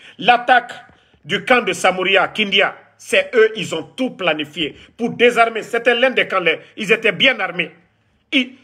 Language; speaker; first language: French; non-native, local second language; Mandingo